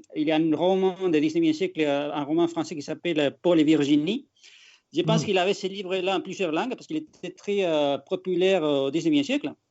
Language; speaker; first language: French; non-native, fluent; Spanish